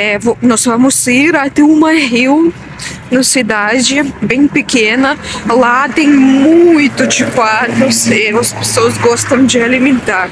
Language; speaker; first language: Portuguese; non-native, learner; Russian